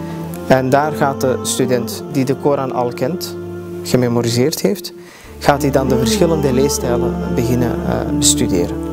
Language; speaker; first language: Dutch; early bilingual, other home language; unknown